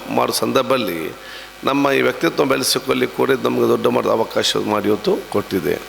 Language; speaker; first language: Kannada; non-native, local second language; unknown